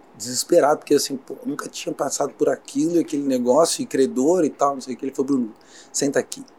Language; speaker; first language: Portuguese; native; Portuguese